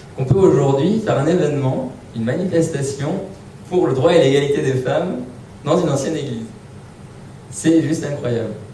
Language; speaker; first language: French; early bilingual, other home language; Persian